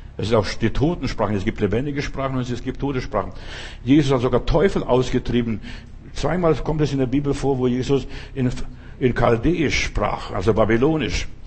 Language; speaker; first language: German; non-native, fluent; Lithuanian